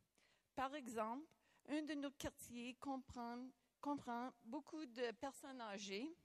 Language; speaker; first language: French; non-native, local second language; English